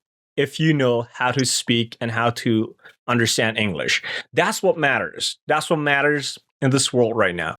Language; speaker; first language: English; non-native, fluent; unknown